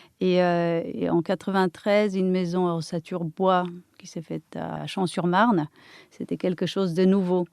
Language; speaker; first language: French; non-native, fluent; Polish